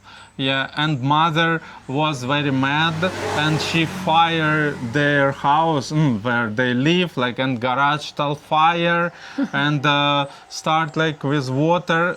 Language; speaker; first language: English; non-native, learner; Russian